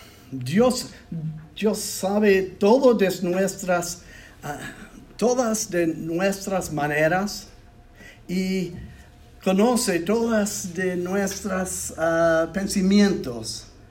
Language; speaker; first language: Spanish; non-native, learner; English